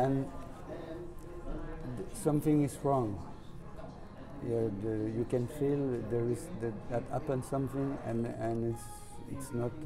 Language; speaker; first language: English; non-native, learner; French